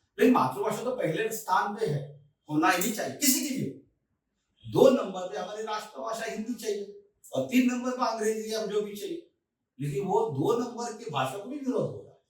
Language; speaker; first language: Hindi; native; Hindi